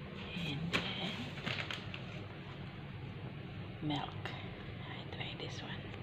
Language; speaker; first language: English; non-native, learner; Filipino